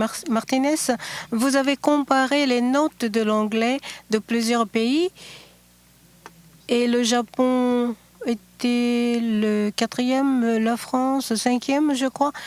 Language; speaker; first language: French; non-native, fluent; Japanese